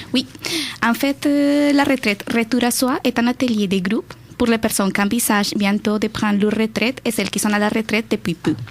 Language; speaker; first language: French; non-native, fluent; Spanish